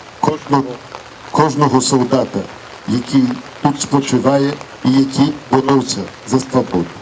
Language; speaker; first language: Ukrainian; non-native, fluent; Polish